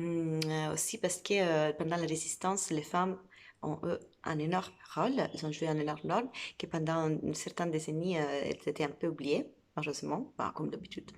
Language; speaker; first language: French; non-native, fluent; Italian